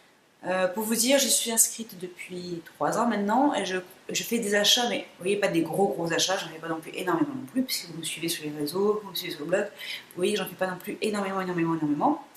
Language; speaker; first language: French; native; French